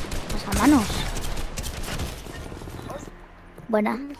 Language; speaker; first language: Spanish; native; Spanish